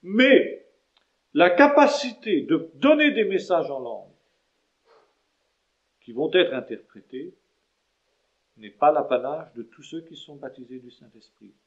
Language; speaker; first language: French; native; French